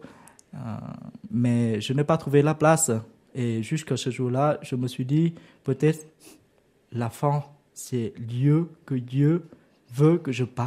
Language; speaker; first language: French; non-native, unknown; Vietnamese